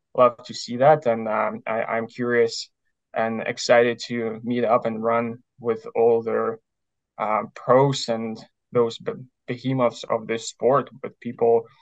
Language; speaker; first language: English; non-native, fluent; Ukrainian